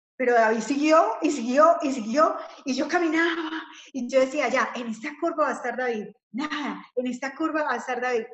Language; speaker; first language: Spanish; native; Spanish